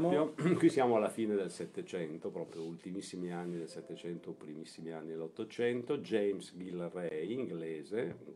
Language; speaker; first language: Italian; native; Italian